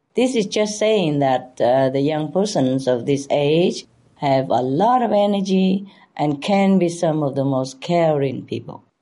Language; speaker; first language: English; non-native, fluent; Vietnamese